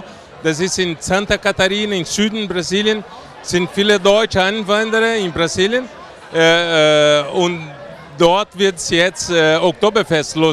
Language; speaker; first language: German; non-native, fluent; Portuguese